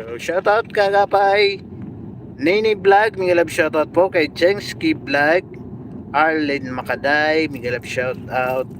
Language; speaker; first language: Filipino; native; Filipino